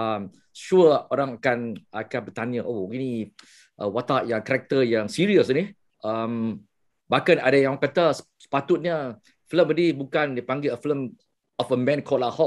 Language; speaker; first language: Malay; non-native, local second language; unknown